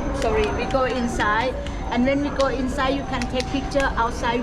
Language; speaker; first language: English; non-native, fluent; Thai